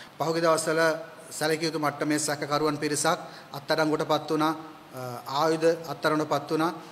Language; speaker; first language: Sinhala; non-native, local second language; Tamil